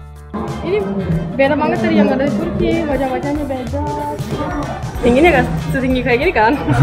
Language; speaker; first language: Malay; non-native, fluent; Turkish